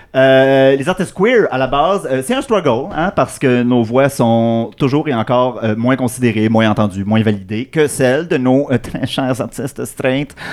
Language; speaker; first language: French; native; French